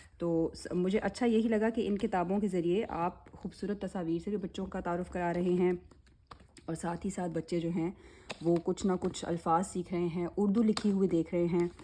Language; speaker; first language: Urdu; native; Urdu